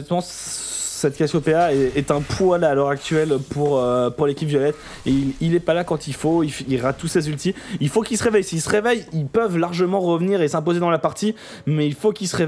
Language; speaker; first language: French; native; French